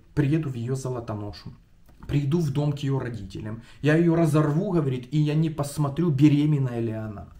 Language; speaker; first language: Russian; non-native, local second language; Ukrainian